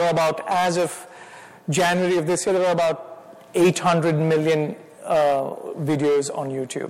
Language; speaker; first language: English; non-native, local second language; Malayalam